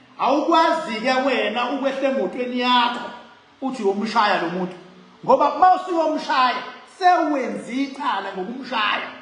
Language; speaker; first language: Zulu; native; Zulu